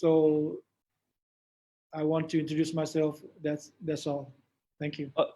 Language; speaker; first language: English; non-native, learner; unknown